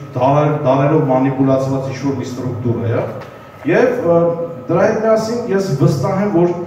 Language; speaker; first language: Armenian; native; Armenian